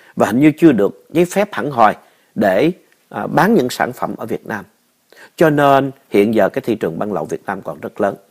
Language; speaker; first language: Vietnamese; native; Vietnamese